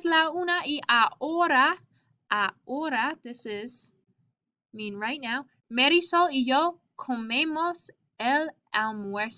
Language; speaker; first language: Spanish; non-native, fluent; English